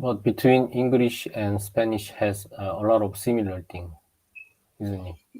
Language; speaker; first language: English; non-native, learner; Japanese